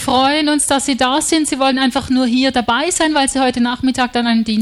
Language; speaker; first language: German; native; German